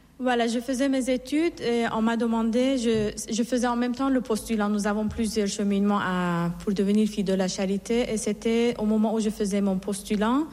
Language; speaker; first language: French; non-native, fluent; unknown